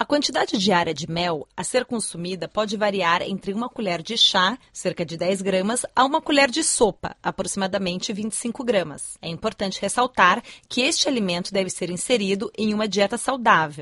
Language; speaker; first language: Portuguese; native; Portuguese